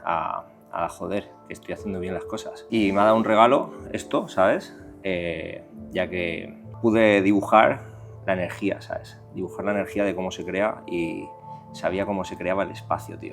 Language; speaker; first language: Spanish; native; Spanish